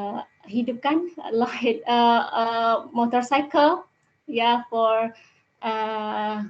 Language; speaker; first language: English; non-native, learner; Indonesian